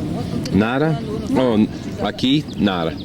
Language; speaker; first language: Spanish; non-native, learner; English